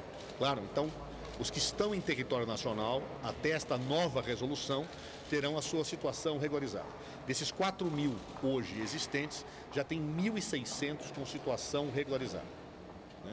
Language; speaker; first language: Portuguese; native; Portuguese